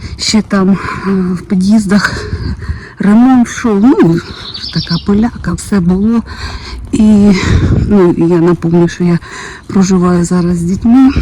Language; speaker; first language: Ukrainian; non-native, local second language; Russian